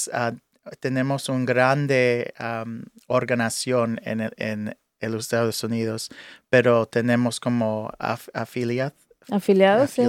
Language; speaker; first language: Spanish; early bilingual, heritage; English